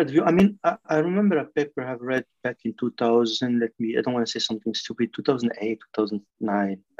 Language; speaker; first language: English; non-native, fluent; French